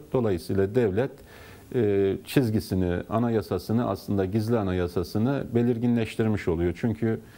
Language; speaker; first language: Turkish; native; Turkish